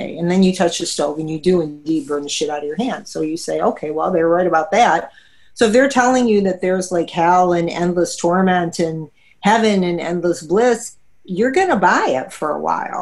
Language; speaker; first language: English; native; English